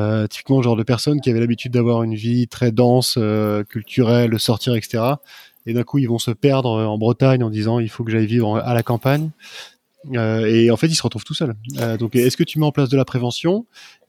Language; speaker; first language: French; native; French